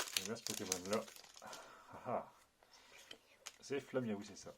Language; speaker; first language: French; native; French